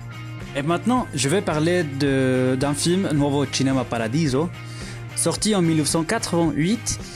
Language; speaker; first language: French; non-native, fluent; Spanish